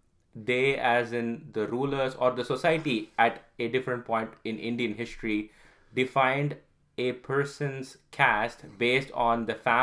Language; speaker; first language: English; non-native, local second language; Tamil